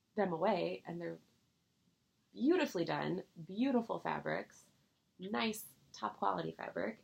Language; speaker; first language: English; native; English